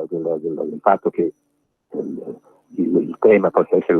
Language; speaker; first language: Italian; native; Italian